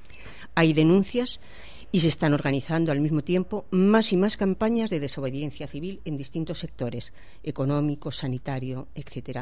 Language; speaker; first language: Spanish; native; Spanish